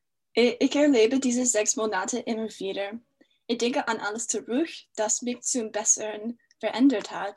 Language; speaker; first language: German; non-native, fluent; English